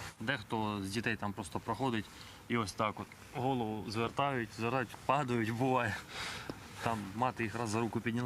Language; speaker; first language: Ukrainian; native; Ukrainian